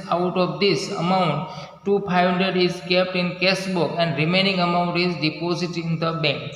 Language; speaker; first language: English; non-native, local second language; Gujarati